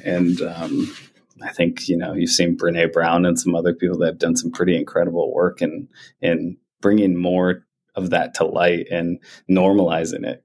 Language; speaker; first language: English; native; English